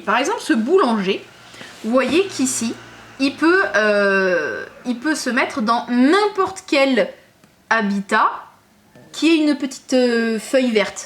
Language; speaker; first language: French; native; French